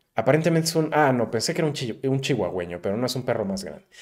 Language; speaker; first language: Spanish; native; Spanish